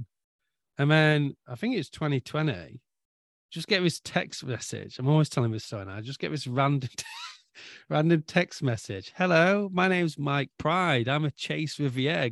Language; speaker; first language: English; native; English